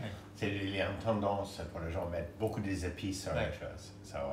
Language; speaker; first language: French; non-native, fluent; English